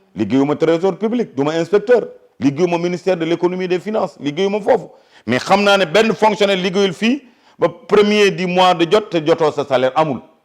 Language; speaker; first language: Wolof; non-native, local second language; Fula